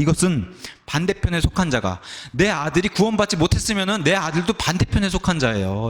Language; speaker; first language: Korean; native; Korean